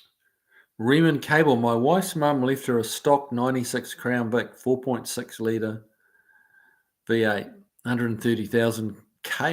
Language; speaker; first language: English; native; English